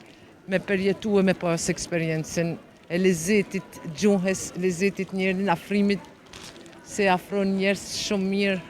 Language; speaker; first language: Albanian; early bilingual, heritage; Albanian